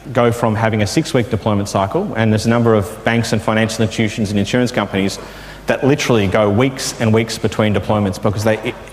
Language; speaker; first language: English; native; English